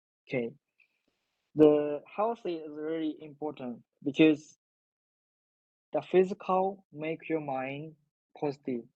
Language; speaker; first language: English; non-native, learner; Japanese